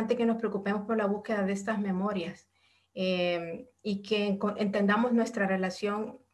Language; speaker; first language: Spanish; native; Spanish